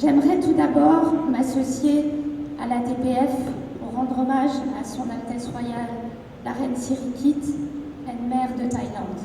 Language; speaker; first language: French; native; French